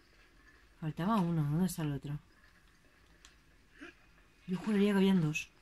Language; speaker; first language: Spanish; native; Spanish